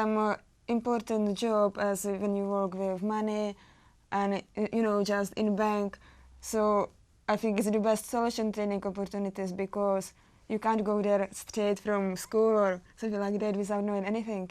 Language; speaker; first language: English; non-native, learner; Czech